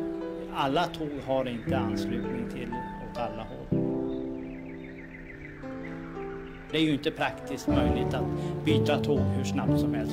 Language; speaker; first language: Swedish; native; Swedish